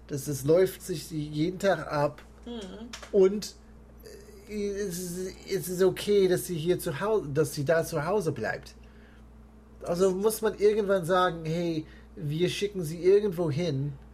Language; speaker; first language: German; non-native, fluent; English